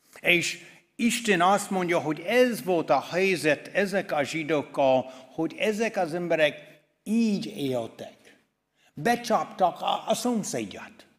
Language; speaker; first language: Hungarian; non-native, fluent; English